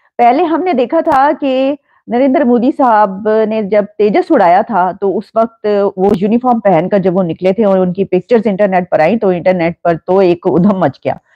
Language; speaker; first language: Hindi; native; Hindi